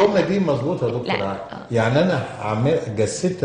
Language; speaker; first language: Arabic; native; Arabic